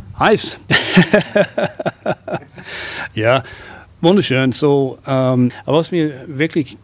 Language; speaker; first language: German; non-native, fluent; English